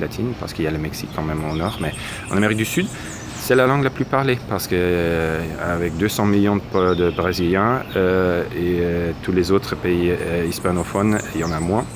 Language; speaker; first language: French; non-native, fluent; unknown